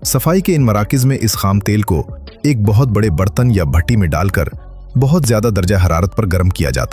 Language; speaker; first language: Urdu; native; Urdu